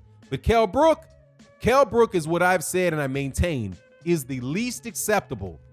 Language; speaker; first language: English; native; English